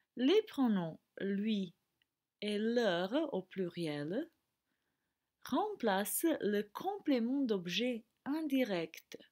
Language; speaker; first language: French; non-native, fluent; Croatian